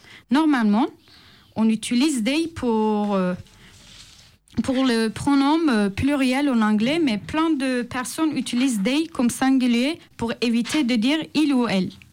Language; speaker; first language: French; non-native, fluent; Turkish